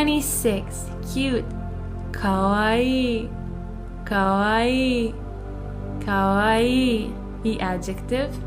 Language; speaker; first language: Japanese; non-native, fluent; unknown